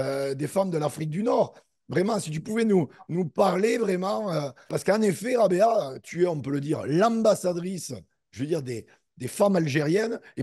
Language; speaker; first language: French; native; French